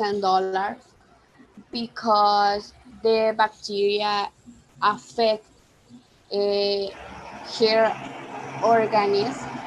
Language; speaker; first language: English; non-native, learner; Spanish